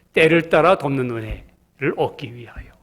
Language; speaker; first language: Korean; native; Korean